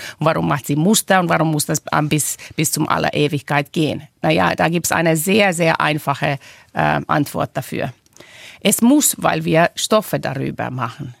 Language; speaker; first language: German; non-native, fluent; Finnish